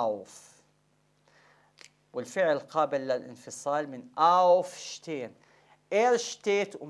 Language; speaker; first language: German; non-native, fluent; Arabic